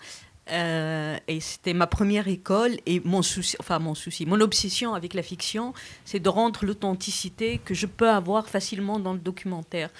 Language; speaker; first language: French; non-native, local second language; Arabic